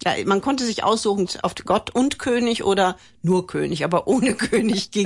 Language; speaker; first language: German; native; German